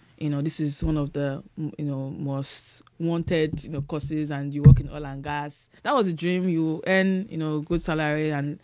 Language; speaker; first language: English; non-native, local second language; Yoruba